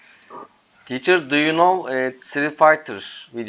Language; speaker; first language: English; non-native, learner; Turkish